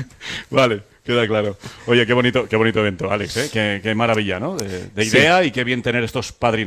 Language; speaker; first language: Spanish; native; Spanish